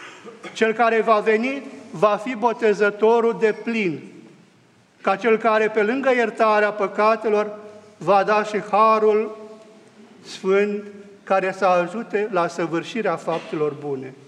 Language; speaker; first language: Romanian; native; Romanian